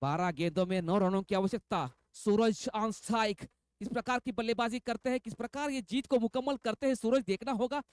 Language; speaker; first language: Hindi; non-native, local second language; Marathi